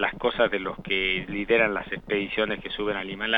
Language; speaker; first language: Spanish; native; Spanish